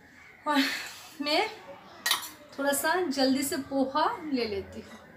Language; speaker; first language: Hindi; non-native, local second language; Bangla